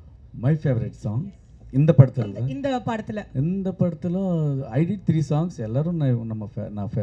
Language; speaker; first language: Tamil; non-native, learner; Telugu